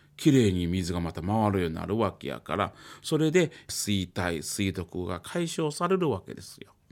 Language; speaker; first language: Japanese; native; Japanese